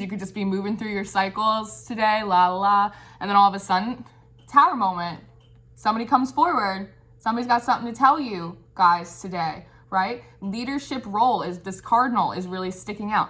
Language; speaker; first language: English; native; English